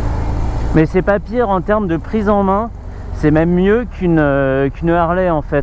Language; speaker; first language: French; native; French